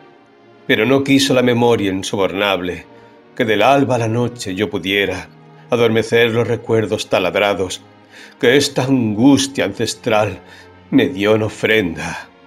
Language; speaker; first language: Spanish; native; Spanish